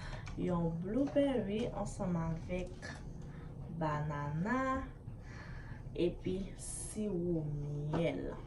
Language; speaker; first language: French; non-native, learner; Haitian Creole